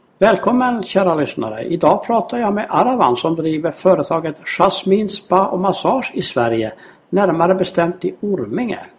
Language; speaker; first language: Swedish; native; Swedish